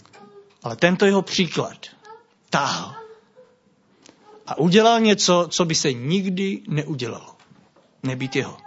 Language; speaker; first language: Czech; native; Czech